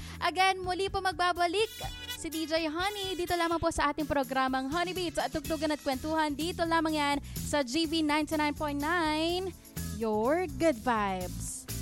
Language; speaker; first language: Filipino; native; Filipino